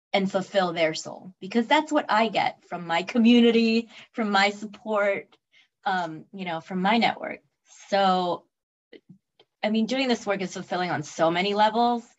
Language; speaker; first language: English; early bilingual, other home language; Spanish